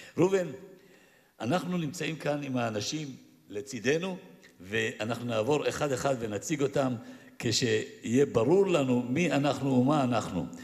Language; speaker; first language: Hebrew; native; Hebrew